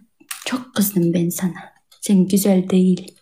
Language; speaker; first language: Turkish; non-native, learner; Kazakh